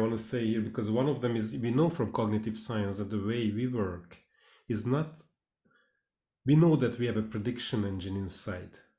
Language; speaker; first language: English; non-native, fluent; Hungarian